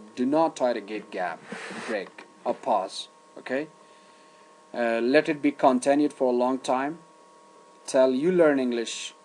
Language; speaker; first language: English; non-native, fluent; Persian